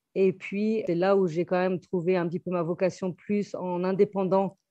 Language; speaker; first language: French; native; French